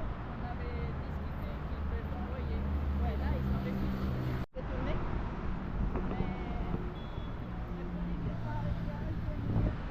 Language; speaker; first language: French; non-native, learner; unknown